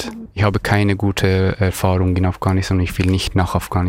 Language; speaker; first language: German; non-native, learner; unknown